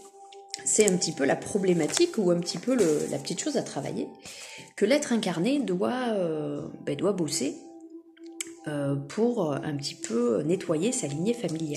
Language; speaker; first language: French; native; French